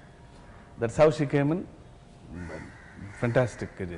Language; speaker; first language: Telugu; native; Telugu